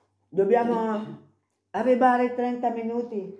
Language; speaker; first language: Italian; non-native, learner; Filipino